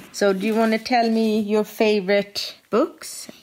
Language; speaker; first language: English; non-native, fluent; Swedish